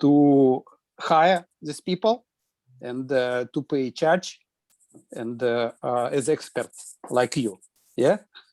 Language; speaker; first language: English; non-native, learner; Russian